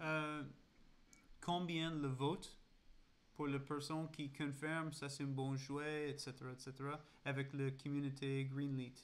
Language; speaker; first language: French; non-native, learner; English